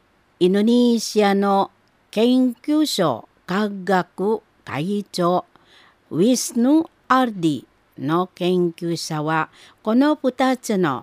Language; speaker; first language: Japanese; non-native, fluent; Indonesian